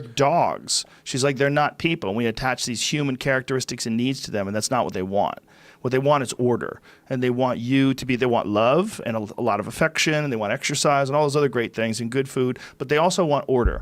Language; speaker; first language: English; native; English